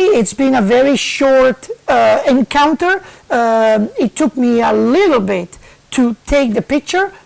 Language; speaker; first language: English; non-native, fluent; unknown